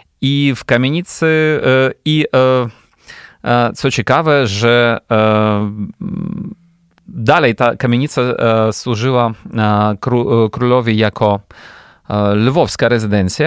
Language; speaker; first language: Polish; non-native, fluent; Ukrainian